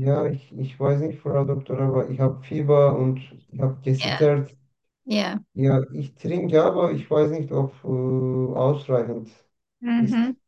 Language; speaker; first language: German; non-native, learner; Turkish